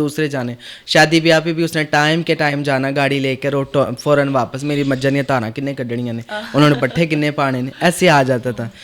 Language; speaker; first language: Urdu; non-native, local second language; Punjabi